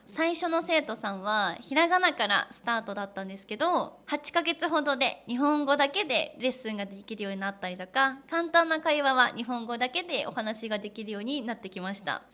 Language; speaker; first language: Japanese; native; Japanese